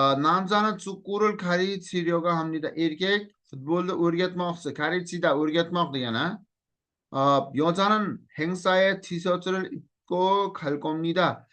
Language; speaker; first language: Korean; non-native, fluent; Uzbek